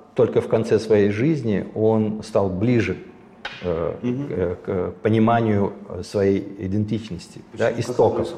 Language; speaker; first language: Russian; native; Russian